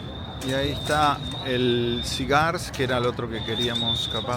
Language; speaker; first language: Spanish; native; Spanish